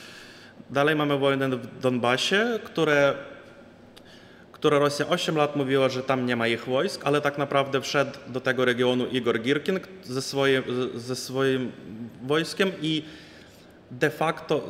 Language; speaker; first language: Polish; non-native, fluent; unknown